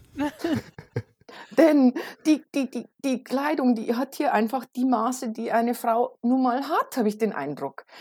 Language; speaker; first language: German; native; German